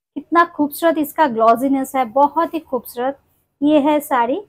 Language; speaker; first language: Hindi; non-native, local second language; Bangla